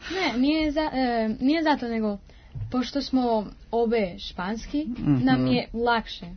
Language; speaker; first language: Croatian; early bilingual, heritage; Croatian